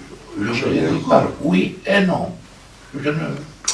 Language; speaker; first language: French; non-native, fluent; Romanian